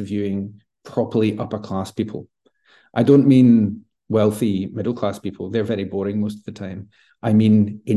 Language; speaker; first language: English; native; English